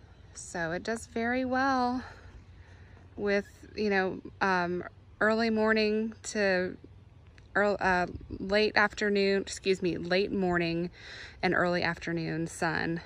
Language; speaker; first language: English; native; English